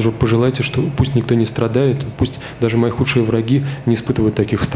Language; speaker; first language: Russian; native; Russian